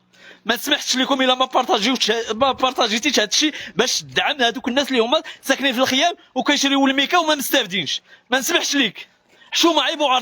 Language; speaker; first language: Arabic; native; Arabic